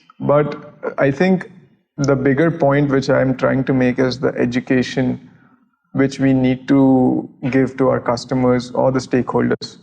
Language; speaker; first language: English; non-native, local second language; Gujarati